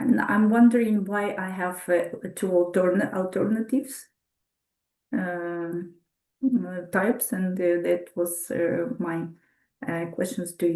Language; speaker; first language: English; non-native, fluent; Ukrainian